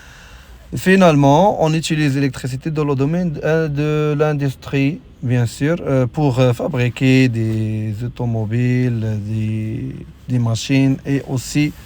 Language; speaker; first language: French; non-native, local second language; Arabic